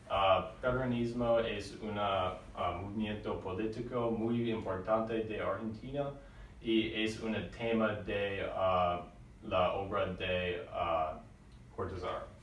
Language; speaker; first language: Spanish; non-native, learner; English